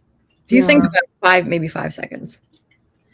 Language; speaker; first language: English; native; English